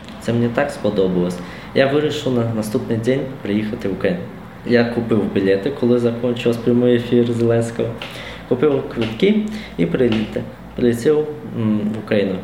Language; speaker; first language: Ukrainian; non-native, learner; Tajik